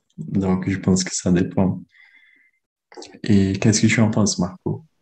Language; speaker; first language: French; non-native, learner; Portuguese